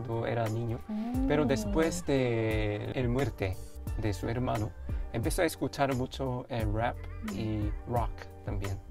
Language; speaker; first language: Spanish; non-native, fluent; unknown